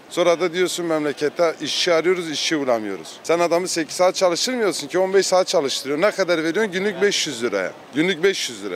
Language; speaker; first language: Turkish; native; Turkish